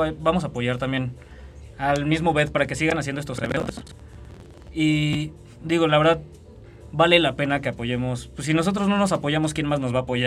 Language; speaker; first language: Spanish; native; Spanish